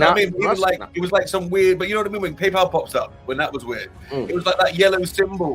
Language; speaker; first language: English; native; English